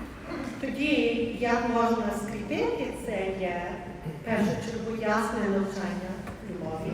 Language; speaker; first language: Ukrainian; early bilingual, heritage; Ukrainian